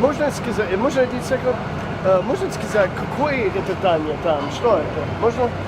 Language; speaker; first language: Russian; non-native, learner; English